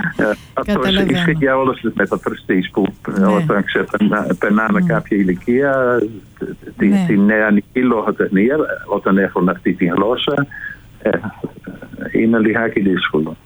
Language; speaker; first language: Greek; non-native, fluent; Dutch